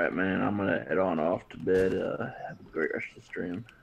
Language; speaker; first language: English; native; English